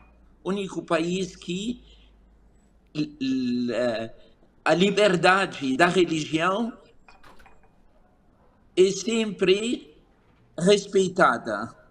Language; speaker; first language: Portuguese; non-native, fluent; Arabic